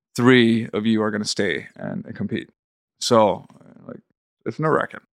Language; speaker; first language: English; non-native, fluent; Swedish